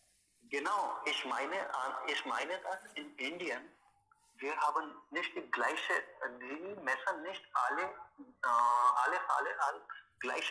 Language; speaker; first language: German; non-native, learner; Hindi